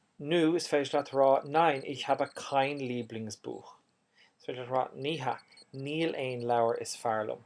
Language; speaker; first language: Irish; native; Irish